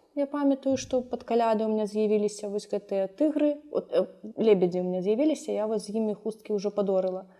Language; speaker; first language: Belarusian; non-native, local second language; Russian